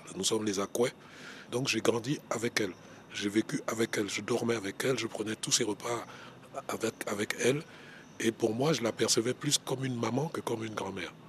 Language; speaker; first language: French; non-native, local second language; Baoulé